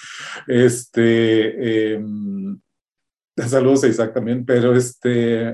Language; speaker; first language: Spanish; native; Spanish